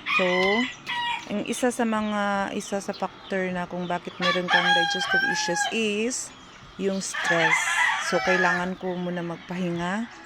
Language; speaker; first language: Filipino; non-native, local second language; Cebuano